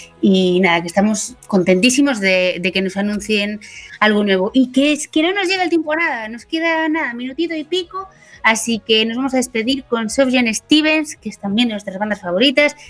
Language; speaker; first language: Spanish; native; Spanish